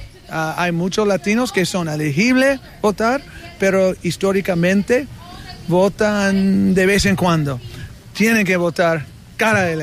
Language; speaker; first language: Spanish; non-native, fluent; English